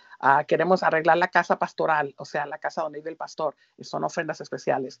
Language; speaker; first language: Spanish; early bilingual, heritage; Spanish